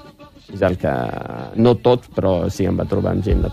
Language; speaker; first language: Catalan; non-native, fluent; Riffian